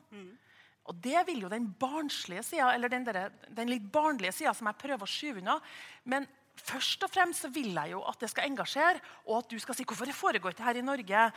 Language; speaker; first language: Norwegian; native; Norwegian